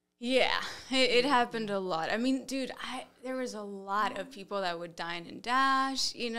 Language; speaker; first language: English; early bilingual, other home language; Spanish